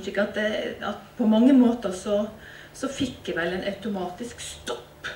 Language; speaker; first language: Norwegian; native; Norwegian